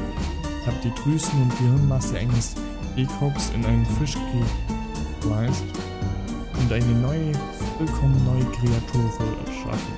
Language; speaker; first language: German; native; German